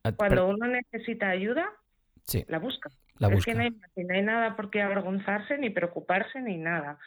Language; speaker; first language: Spanish; native; Spanish